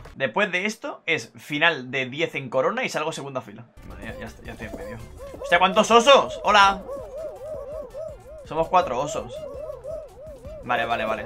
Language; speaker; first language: Spanish; native; Spanish